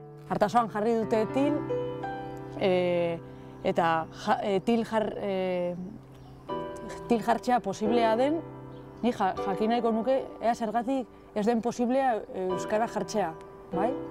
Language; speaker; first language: Basque; non-native, local second language; Spanish